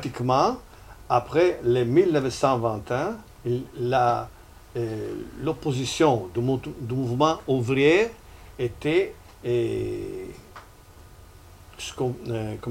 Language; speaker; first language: French; non-native, fluent; Italian